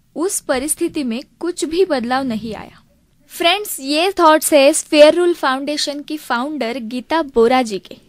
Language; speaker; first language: Hindi; non-native, local second language; Marathi